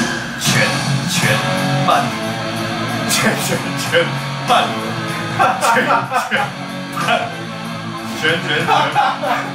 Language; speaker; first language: Chinese; native; Chinese